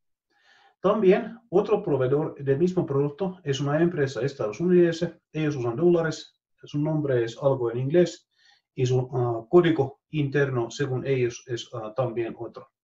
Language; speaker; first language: Spanish; non-native, fluent; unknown